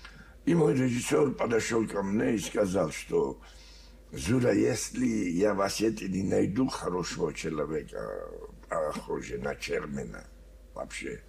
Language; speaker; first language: Russian; non-native, learner; Georgian